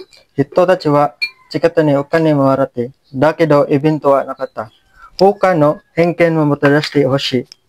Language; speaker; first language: Japanese; non-native, learner; Filipino